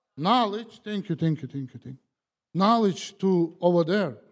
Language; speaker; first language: English; non-native, learner; Kazakh